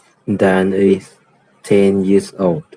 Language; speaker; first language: English; non-native, learner; Vietnamese